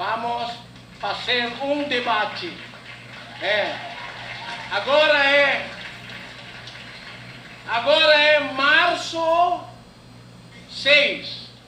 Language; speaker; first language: Portuguese; non-native, learner; Filipino